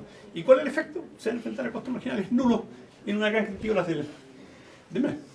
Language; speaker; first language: Spanish; native; Spanish